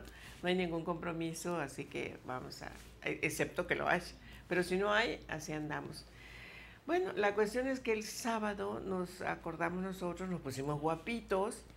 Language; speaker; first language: Spanish; native; Spanish